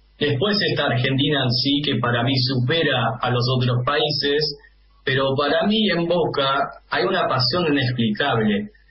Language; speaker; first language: Spanish; non-native, fluent; Dutch